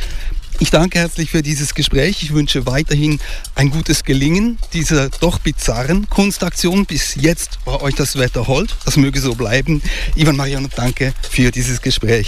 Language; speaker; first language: German; native; German